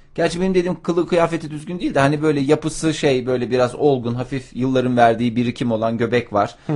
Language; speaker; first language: Turkish; native; Turkish